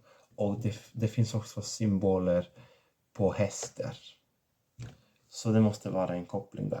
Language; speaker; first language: Swedish; non-native, fluent; Catalan